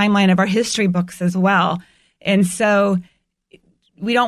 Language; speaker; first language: English; native; English